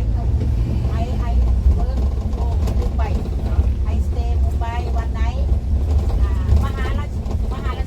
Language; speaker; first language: English; non-native, learner; Thai